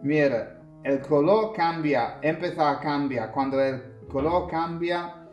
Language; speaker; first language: Spanish; non-native, learner; English